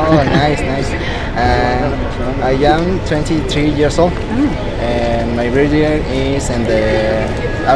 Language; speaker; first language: English; non-native, learner; Spanish